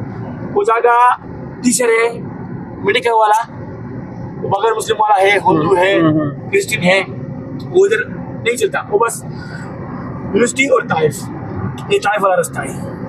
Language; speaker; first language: Hindi; non-native, learner; Baluchi